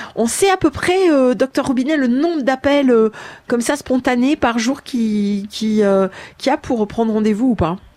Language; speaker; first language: French; native; French